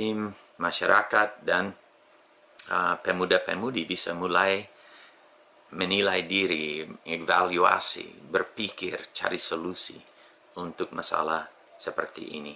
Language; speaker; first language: Indonesian; non-native, fluent; English